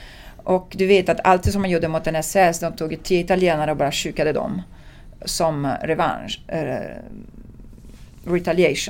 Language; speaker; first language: Swedish; non-native, fluent; Italian